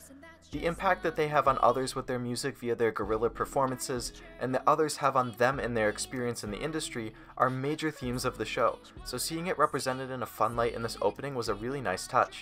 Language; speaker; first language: English; native; English